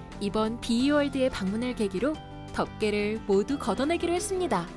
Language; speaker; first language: Korean; native; Korean